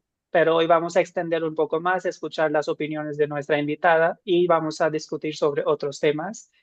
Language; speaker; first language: Spanish; non-native, fluent; Hindi